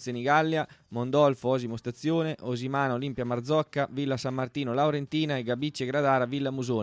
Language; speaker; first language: Italian; native; Italian